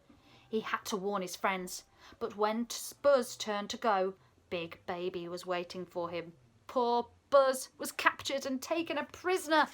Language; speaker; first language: English; native; English